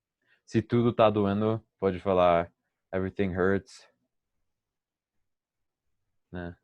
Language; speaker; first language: Portuguese; non-native, fluent; English